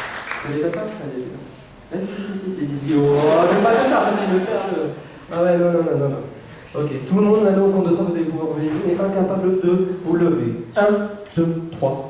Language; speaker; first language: French; native; French